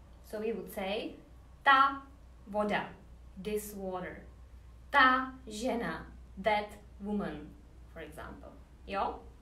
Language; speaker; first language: English; non-native, fluent; Czech